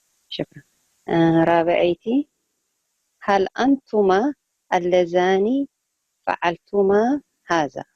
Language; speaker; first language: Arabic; non-native, learner; Tigrinya